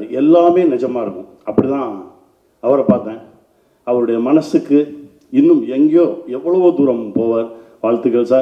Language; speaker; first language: Tamil; native; Tamil